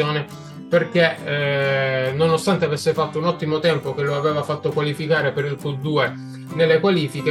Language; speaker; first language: Italian; native; Italian